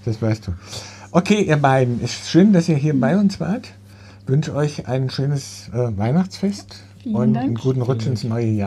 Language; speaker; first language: German; native; German